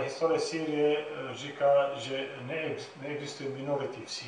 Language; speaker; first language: Czech; non-native, fluent; Arabic